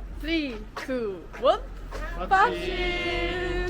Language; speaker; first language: English; non-native, learner; Macedonian